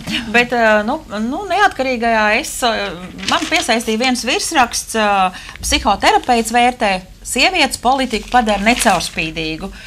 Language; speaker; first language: Latvian; native; Latvian